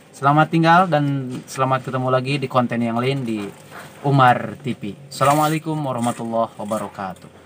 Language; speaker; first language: Indonesian; non-native, local second language; Sundanese